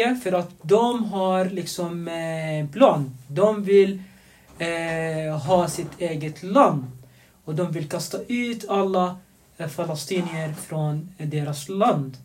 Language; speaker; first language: Swedish; non-native, fluent; Arabic